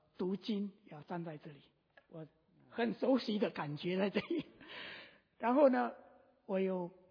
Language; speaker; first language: Chinese; early bilingual, heritage; Chinese